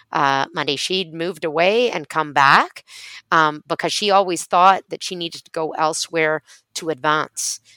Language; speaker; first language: English; native; English